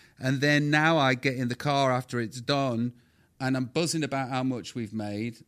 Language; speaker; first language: English; native; English